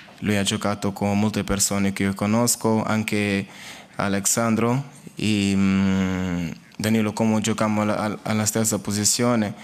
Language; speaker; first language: Italian; non-native, learner; Portuguese